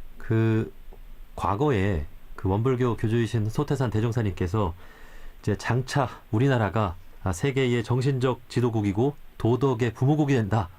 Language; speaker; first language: Korean; native; Korean